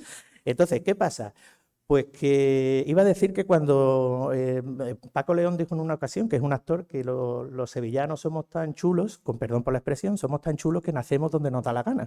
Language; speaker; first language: Spanish; native; Spanish